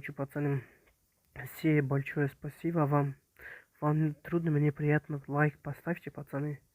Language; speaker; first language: Russian; non-native, local second language; Kazakh